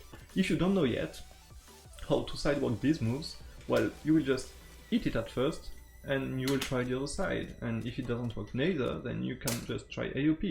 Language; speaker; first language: English; non-native, fluent; French